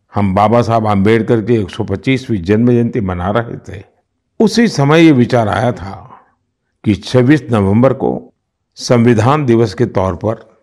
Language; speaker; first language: Hindi; non-native, local second language; Gujarati